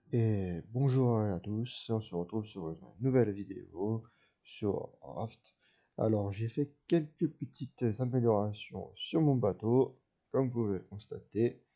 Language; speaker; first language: French; native; French